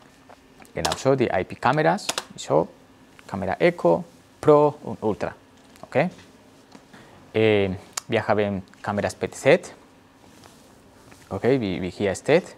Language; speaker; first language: German; non-native, learner; Spanish